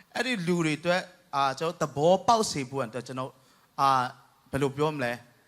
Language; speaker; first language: Burmese; non-native, local second language; Tedim Chin